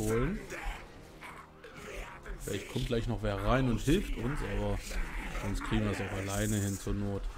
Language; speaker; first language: German; native; German